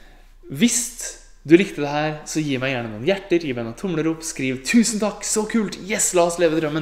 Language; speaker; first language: Norwegian; native; Norwegian